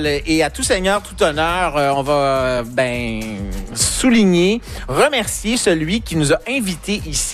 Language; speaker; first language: French; native; French